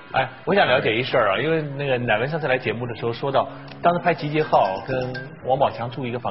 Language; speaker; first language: Chinese; native; Chinese